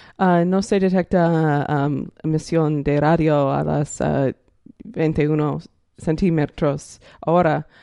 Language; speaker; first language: Spanish; non-native, learner; English